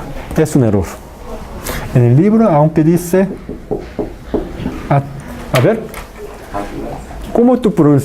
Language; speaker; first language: Spanish; non-native, fluent; Korean